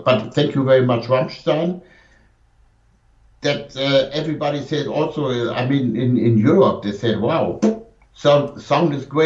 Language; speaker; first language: English; non-native, fluent; German